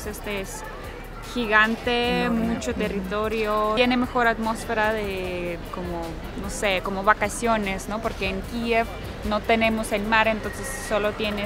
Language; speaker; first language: Spanish; early bilingual, heritage; Russian